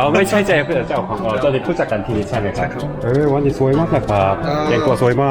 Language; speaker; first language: Thai; non-native, learner; Korean